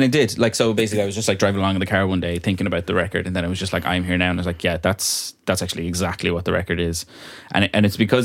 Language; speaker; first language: English; native; English